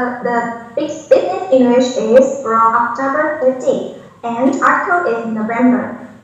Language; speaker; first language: English; non-native, learner; Chinese